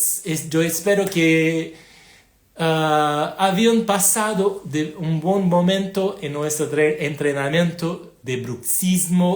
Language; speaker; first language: Spanish; non-native, fluent; Portuguese